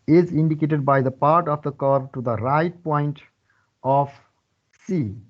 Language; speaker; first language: English; non-native, local second language; Nepali